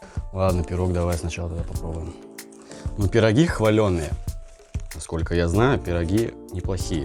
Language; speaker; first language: Russian; native; Russian